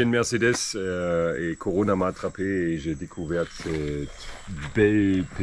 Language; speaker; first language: French; non-native, fluent; German